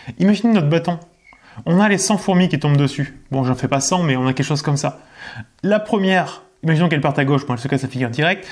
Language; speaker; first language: French; native; French